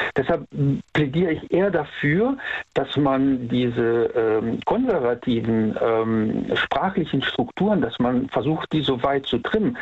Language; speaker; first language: German; native; German